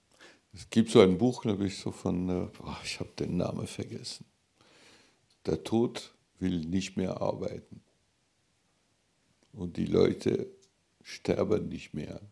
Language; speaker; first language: German; non-native, fluent; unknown